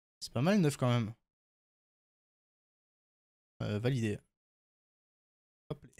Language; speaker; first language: French; native; French